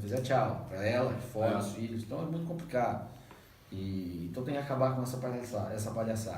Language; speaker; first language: Portuguese; native; Portuguese